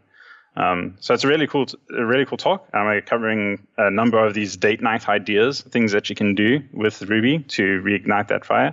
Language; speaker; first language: English; native; English